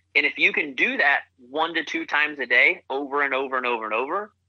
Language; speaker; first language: English; native; English